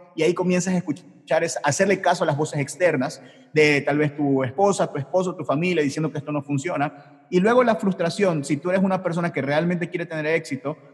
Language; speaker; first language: Spanish; native; Spanish